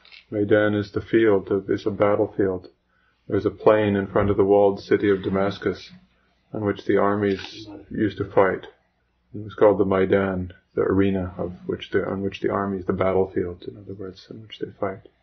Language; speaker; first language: English; native; English